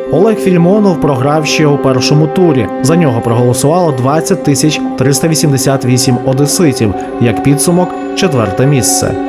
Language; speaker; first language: Ukrainian; native; Ukrainian